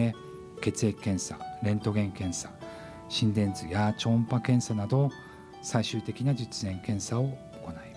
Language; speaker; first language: Japanese; native; Japanese